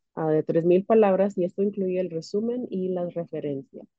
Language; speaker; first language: Spanish; early bilingual, heritage; Spanish